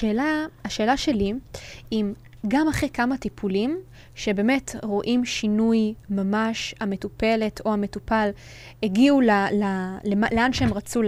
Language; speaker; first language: Hebrew; native; Hebrew